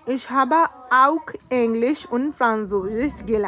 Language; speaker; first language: German; non-native, learner; Hindi